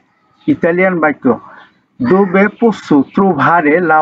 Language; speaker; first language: Italian; non-native, learner; Bangla